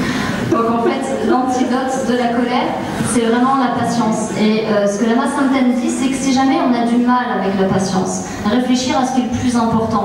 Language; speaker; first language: French; native; French